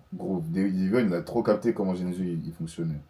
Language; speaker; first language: French; native; French